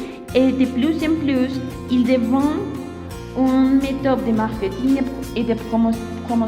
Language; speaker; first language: French; non-native, learner; Spanish